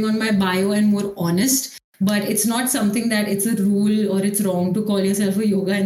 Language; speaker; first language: English; non-native, local second language; Hindi